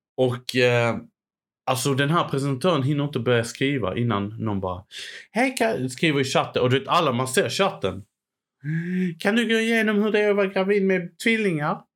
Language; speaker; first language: Swedish; early bilingual, other home language; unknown